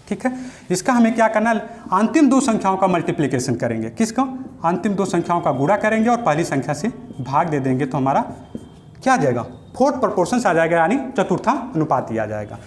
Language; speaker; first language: Hindi; native; Hindi